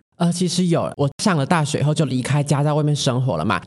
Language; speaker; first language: Chinese; native; Chinese